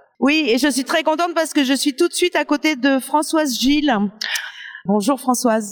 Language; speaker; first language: French; native; French